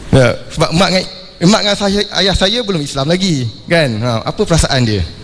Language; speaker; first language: Malay; non-native, local second language; Chinese